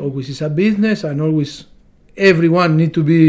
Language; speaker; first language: English; non-native, learner; Spanish